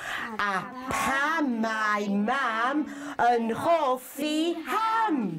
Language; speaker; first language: Welsh; native; Welsh